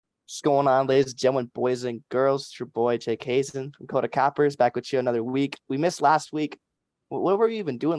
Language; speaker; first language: English; native; English